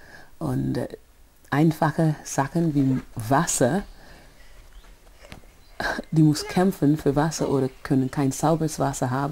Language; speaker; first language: German; non-native, fluent; English